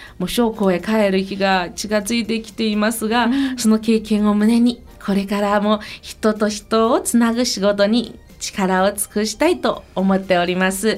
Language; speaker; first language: Japanese; non-native, fluent; Chinese